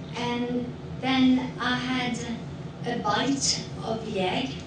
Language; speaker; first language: English; non-native, fluent; French